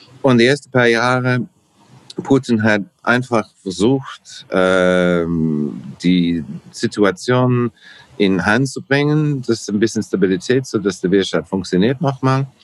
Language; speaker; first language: German; non-native, learner; English